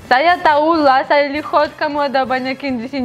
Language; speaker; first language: Indonesian; non-native, learner; Russian